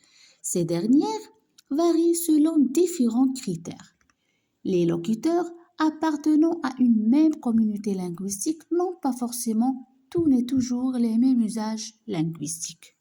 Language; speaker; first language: French; non-native, local second language; Arabic